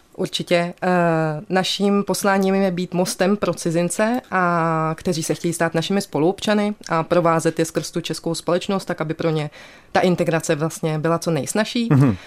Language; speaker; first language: Czech; native; Czech